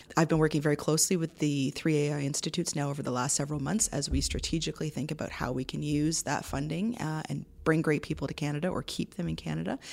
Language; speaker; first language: English; native; English